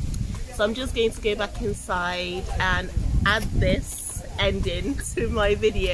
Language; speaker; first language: English; non-native, local second language; Akan